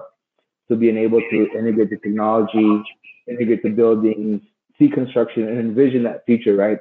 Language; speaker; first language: English; native; English